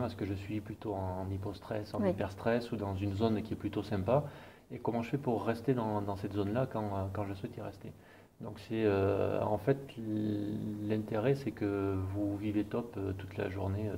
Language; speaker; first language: French; native; French